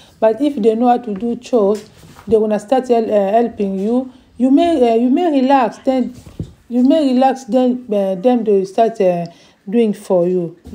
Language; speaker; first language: English; non-native, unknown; Lingala